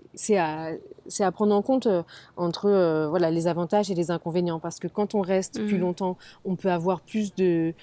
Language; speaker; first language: French; native; French